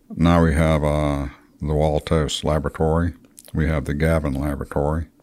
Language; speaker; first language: English; native; English